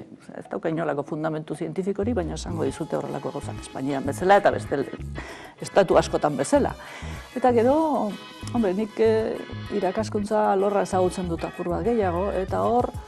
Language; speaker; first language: Basque; native; Basque